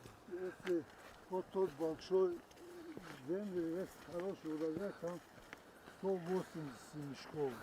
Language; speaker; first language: Russian; non-native, local second language; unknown